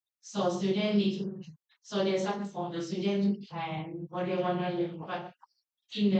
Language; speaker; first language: English; non-native, learner; Thai